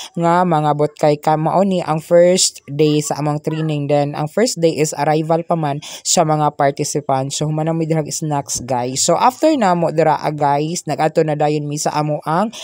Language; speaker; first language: Cebuano; non-native, local second language; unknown